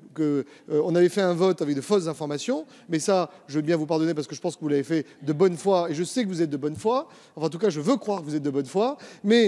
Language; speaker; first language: French; native; French